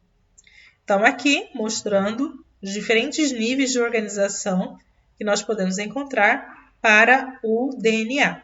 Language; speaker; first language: Portuguese; native; Portuguese